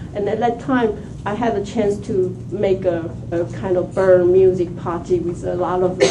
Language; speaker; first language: English; non-native, fluent; Chinese